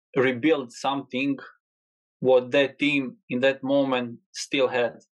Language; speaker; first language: English; non-native, learner; Croatian